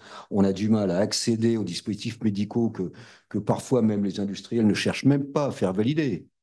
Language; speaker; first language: French; native; French